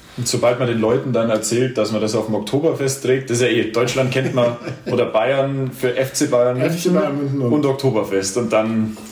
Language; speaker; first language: German; native; German